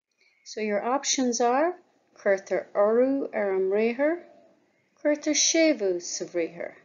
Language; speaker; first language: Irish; non-native, local second language; English